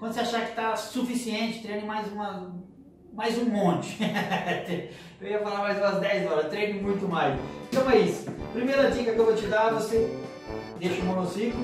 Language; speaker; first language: Portuguese; native; Portuguese